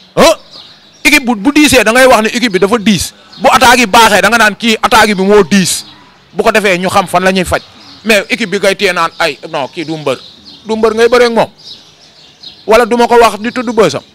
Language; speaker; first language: Wolof; native; Wolof